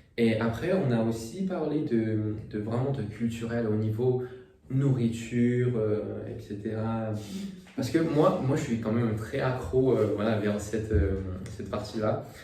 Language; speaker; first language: French; non-native, fluent; Chinese